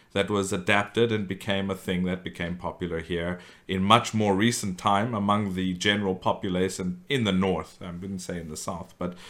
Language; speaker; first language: English; native; English